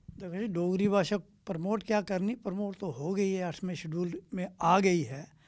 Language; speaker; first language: Hindi; non-native, local second language; Dogri